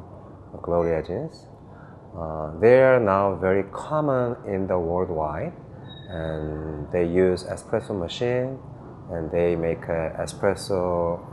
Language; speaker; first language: English; non-native, fluent; Korean